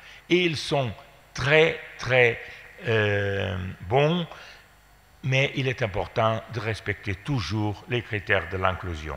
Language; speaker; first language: French; non-native, fluent; Portuguese